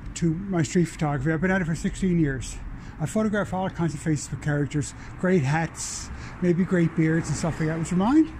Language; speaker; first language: English; native; English